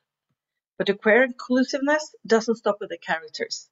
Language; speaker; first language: English; non-native, fluent; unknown